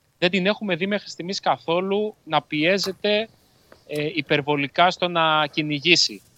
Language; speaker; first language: Greek; native; Greek